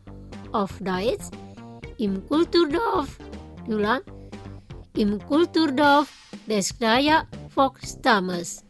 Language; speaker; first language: German; non-native, fluent; Indonesian